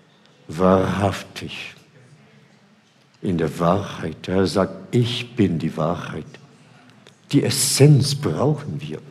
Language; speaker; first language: German; non-native, fluent; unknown